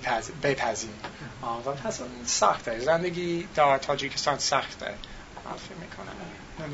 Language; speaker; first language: Persian; non-native, learner; English